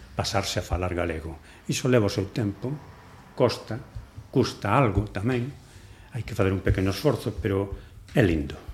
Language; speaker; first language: Galician; non-native, local second language; Spanish